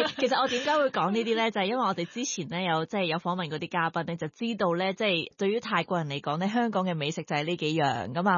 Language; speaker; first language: Cantonese; native; Cantonese